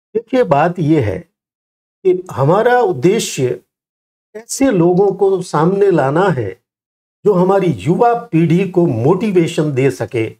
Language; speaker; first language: Hindi; native; Hindi